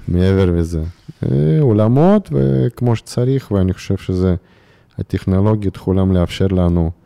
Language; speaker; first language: Hebrew; non-native, fluent; Russian